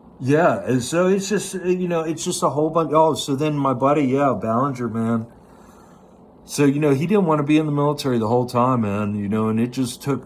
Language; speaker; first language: English; native; English